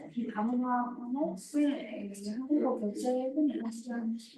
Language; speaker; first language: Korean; non-native, fluent; Vietnamese